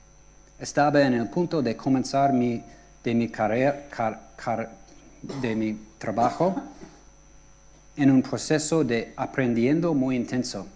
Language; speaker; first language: Spanish; non-native, fluent; English